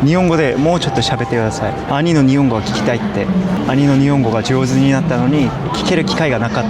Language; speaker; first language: Japanese; non-native, fluent; Korean